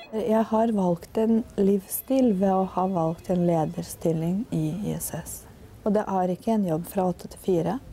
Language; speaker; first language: Norwegian; non-native, fluent; Bosnian